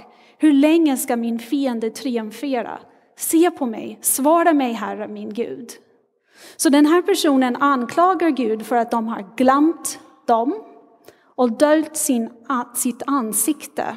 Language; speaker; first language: Swedish; non-native, fluent; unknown